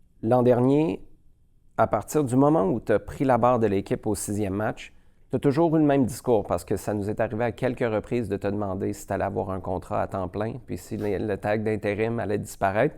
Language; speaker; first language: French; native; French